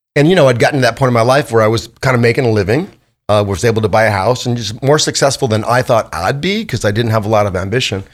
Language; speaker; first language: English; native; English